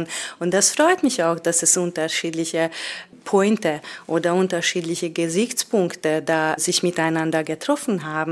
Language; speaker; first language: German; non-native, fluent; Hungarian